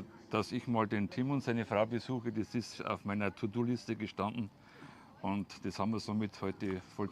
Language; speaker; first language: German; native; German